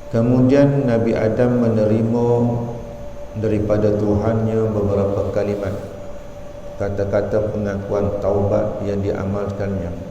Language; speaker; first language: Malay; native; Malay